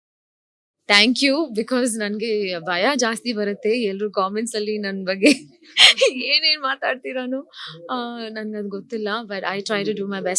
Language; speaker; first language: Kannada; non-native, learner; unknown